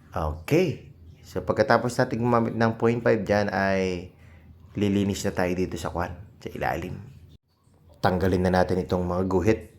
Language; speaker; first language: Filipino; native; Filipino